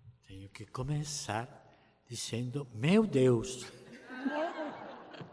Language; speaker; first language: Portuguese; non-native, fluent; Spanish